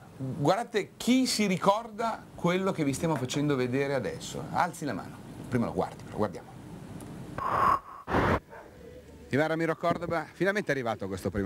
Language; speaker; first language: Italian; native; Italian